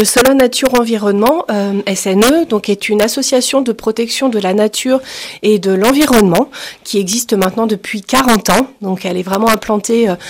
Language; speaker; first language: French; native; French